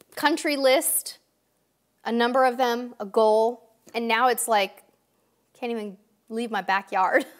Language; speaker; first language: English; native; English